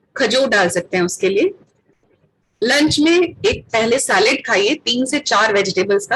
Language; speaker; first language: Hindi; native; Hindi